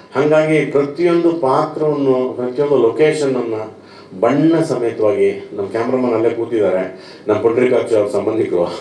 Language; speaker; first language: Kannada; native; Kannada